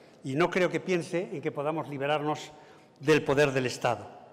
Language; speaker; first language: Spanish; native; Spanish